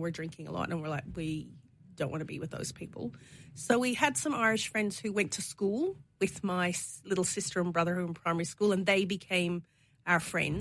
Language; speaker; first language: English; native; English